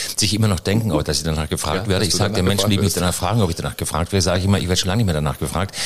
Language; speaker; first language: German; native; German